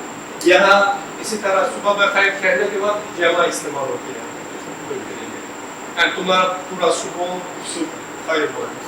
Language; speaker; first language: Hindi; non-native, learner; Turkish